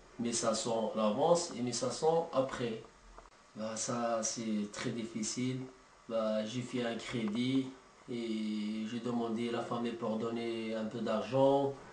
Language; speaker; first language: French; non-native, learner; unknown